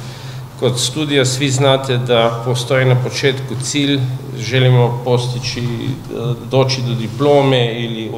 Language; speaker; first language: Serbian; non-native, fluent; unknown